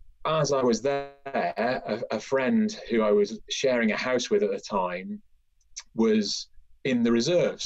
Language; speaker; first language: English; native; English